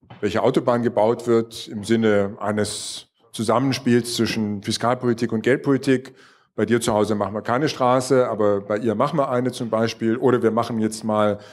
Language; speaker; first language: German; native; German